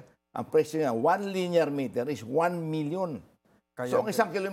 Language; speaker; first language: Filipino; non-native, local second language; Cebuano